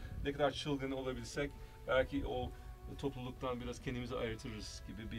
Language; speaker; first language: Turkish; early bilingual, heritage; Turkish